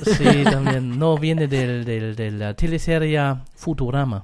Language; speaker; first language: Spanish; non-native, fluent; German